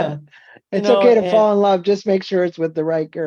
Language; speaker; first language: English; native; English